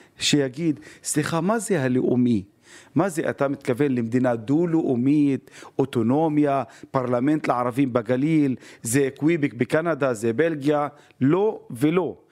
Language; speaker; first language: Hebrew; non-native, local second language; Arabic